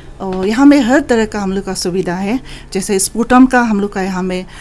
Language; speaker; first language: Hindi; non-native, local second language; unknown